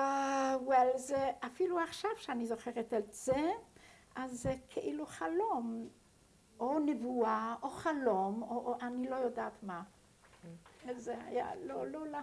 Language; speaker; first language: Hebrew; non-native, fluent; Yiddish